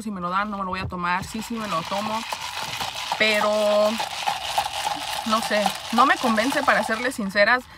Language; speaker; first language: Spanish; early bilingual, heritage; Spanish